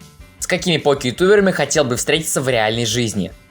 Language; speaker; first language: Russian; native; Russian